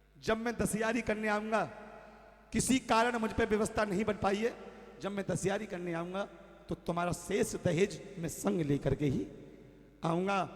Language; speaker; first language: Hindi; native; Hindi